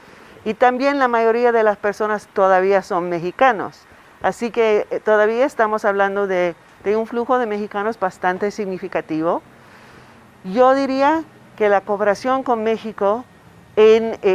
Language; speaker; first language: Spanish; non-native, fluent; English